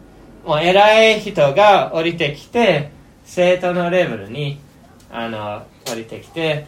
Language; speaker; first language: Japanese; non-native, fluent; English